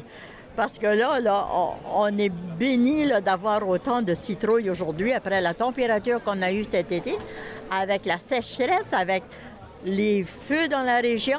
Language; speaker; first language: French; native; French